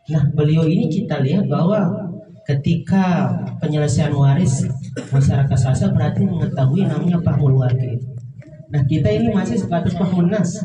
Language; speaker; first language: Indonesian; non-native, local second language; Sasak